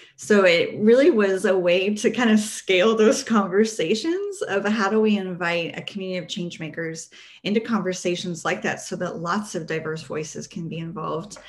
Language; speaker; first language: English; early bilingual, other home language; Spanish